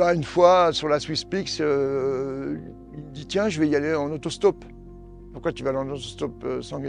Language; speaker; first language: French; native; French